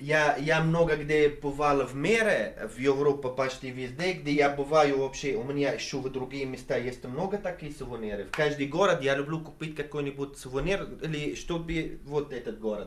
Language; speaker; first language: Russian; non-native, fluent; Arabic